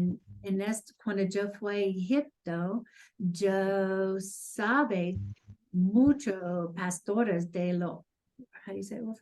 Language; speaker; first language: Spanish; non-native, learner; English